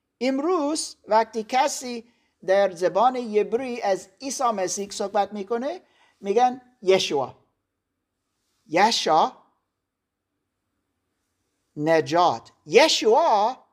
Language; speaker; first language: Persian; non-native, learner; German